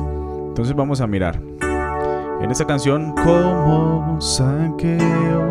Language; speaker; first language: Spanish; native; Spanish